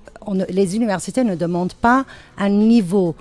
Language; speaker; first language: French; non-native, fluent; Turkish